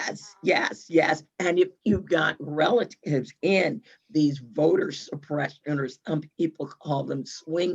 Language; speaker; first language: English; native; English